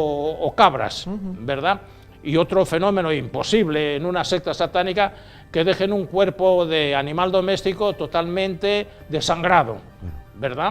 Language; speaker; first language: Spanish; native; Spanish